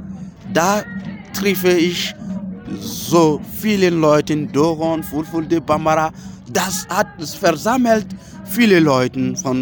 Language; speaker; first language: German; non-native, learner; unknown